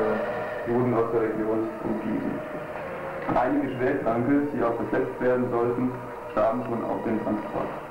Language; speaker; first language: German; native; German